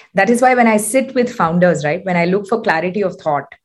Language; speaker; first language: English; non-native, local second language; Tamil